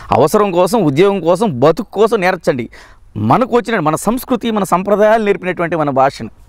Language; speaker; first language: Telugu; native; Telugu